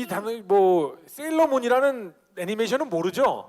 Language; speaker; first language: Korean; native; Korean